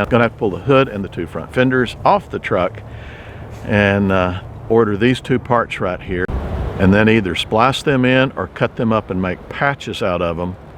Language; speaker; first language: English; native; English